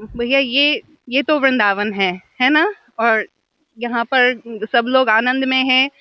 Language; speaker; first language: Hindi; non-native, fluent; English